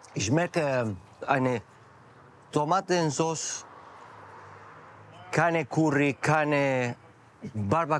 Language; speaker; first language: German; non-native, learner; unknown